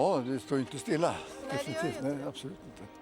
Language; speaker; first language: Swedish; native; Swedish